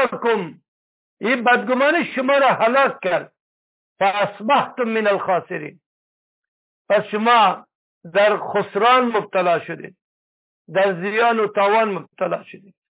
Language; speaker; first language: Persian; native; Persian